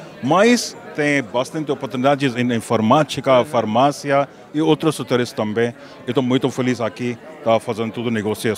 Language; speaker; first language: Portuguese; non-native, fluent; Hindi